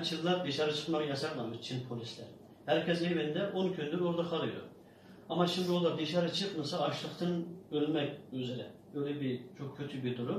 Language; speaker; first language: Turkish; non-native, learner; Uyghur